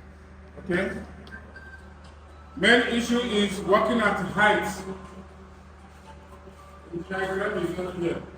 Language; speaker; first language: English; non-native, fluent; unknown